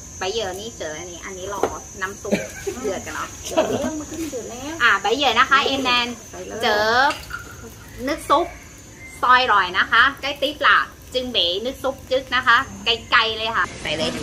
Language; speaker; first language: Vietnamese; non-native, learner; Thai